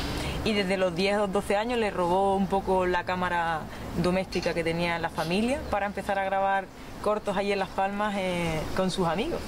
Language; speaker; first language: Spanish; native; Spanish